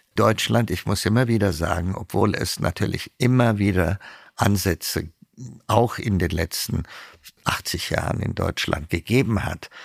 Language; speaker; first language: German; non-native, fluent; Amharic